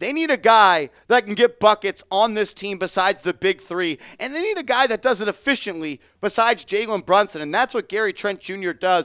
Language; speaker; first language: English; native; English